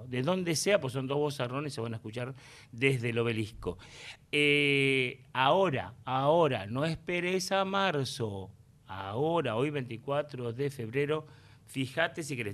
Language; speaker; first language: Spanish; native; Spanish